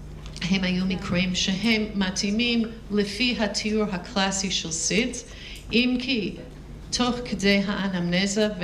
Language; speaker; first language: Hebrew; non-native, fluent; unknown